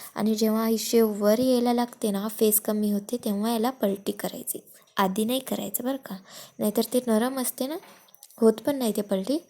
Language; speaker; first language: Marathi; non-native, local second language; Lambadi